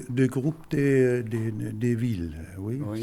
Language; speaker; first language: French; non-native, fluent; German